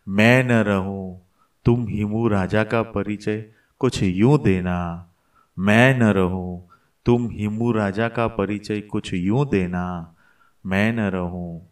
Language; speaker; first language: Hindi; non-native, local second language; Gujarati